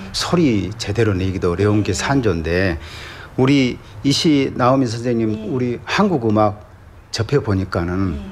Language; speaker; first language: Korean; native; Korean